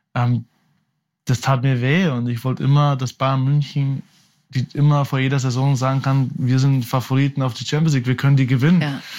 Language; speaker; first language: German; native; German